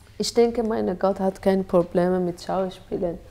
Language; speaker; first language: German; non-native, learner; Persian